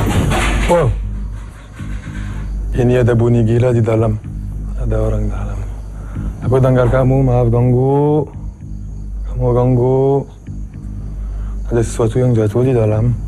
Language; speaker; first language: Indonesian; non-native, fluent; English